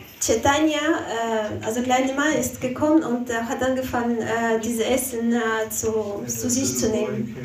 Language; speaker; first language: German; non-native, fluent; Russian